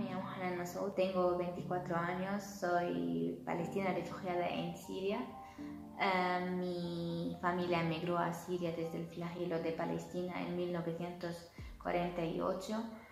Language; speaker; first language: Spanish; non-native, fluent; Arabic